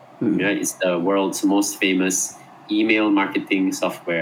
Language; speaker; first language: English; non-native, fluent; Malay